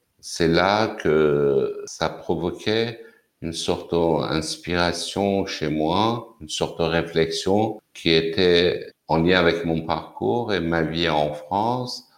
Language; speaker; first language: French; non-native, fluent; Persian